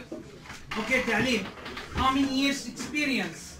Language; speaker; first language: English; non-native, learner; Arabic